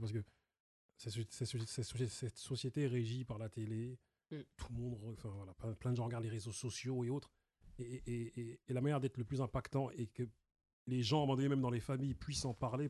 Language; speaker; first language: French; native; French